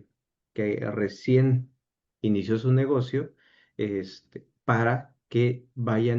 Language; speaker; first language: Spanish; native; Spanish